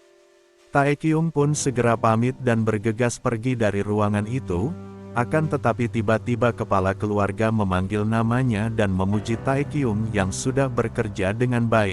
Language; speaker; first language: Indonesian; native; Indonesian